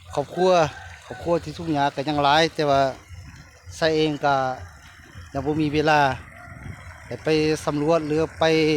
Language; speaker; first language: Lao; non-native, local second language; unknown